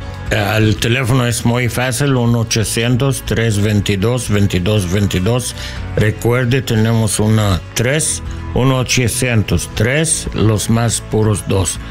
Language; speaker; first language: Spanish; non-native, learner; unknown